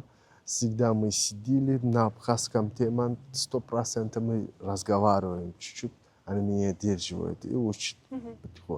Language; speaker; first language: Russian; non-native, learner; Turkish